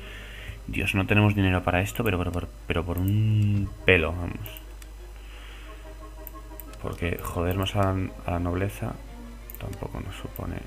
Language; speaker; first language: Spanish; native; Spanish